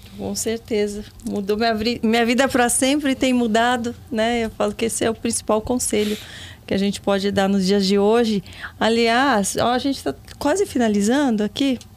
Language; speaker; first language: Portuguese; native; Portuguese